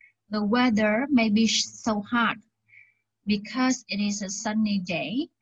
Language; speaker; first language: English; non-native, fluent; Vietnamese